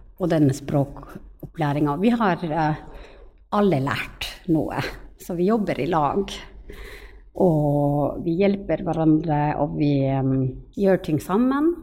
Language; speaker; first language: Norwegian; non-native, fluent; Finnish